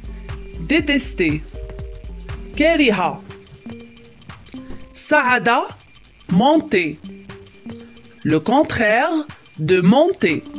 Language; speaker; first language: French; non-native, local second language; Arabic